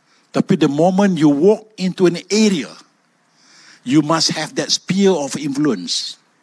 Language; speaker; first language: English; non-native, local second language; Malay